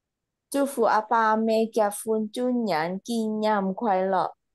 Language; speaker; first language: Chinese; non-native, learner; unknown